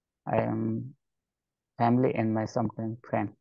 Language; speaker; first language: English; non-native, learner; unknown